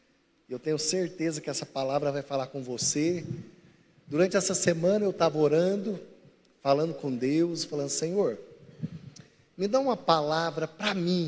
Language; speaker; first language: Portuguese; native; Portuguese